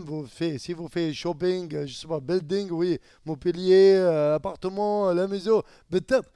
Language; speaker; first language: French; non-native, learner; Arabic